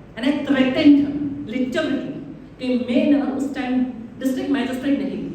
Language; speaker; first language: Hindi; non-native, local second language; Malayalam